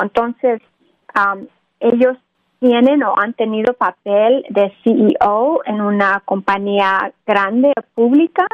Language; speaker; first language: Spanish; early bilingual, other home language; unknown